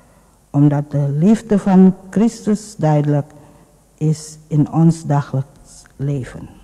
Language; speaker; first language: Dutch; non-native, fluent; Indonesian